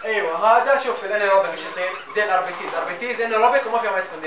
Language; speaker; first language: Arabic; native; Arabic